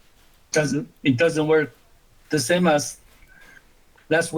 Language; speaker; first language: English; non-native, learner; Chinese